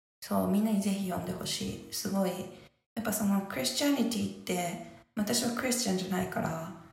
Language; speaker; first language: Japanese; native; Japanese